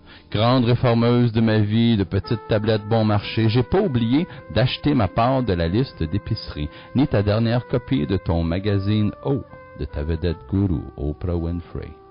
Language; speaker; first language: French; native; French